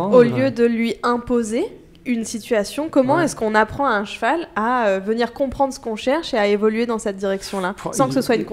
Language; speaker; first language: French; native; French